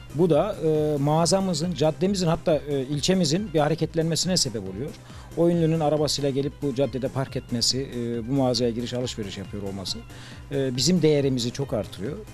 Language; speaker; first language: Turkish; native; Turkish